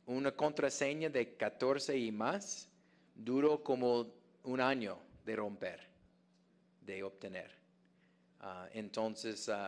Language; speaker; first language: Spanish; non-native, fluent; English